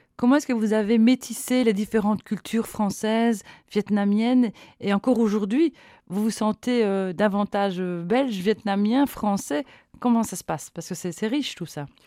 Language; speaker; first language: French; native; French